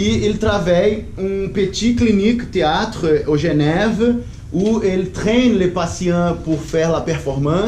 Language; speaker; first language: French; non-native, learner; Portuguese